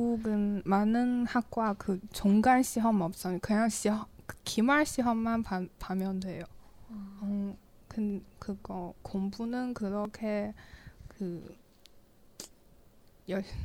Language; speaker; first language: Korean; non-native, learner; Chinese